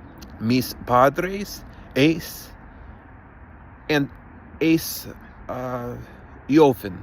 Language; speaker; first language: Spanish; non-native, learner; English